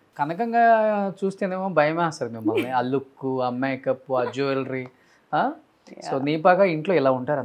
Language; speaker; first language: Telugu; native; Telugu